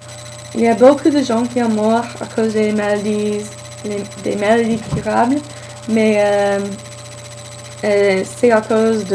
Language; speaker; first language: French; non-native, learner; English